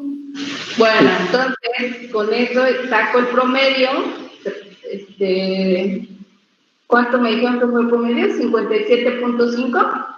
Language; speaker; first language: Spanish; native; Spanish